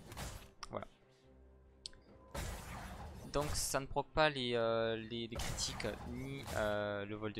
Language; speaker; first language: French; native; French